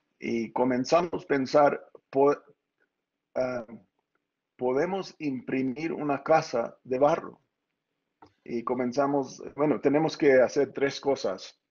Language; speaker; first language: Spanish; early bilingual, heritage; Spanish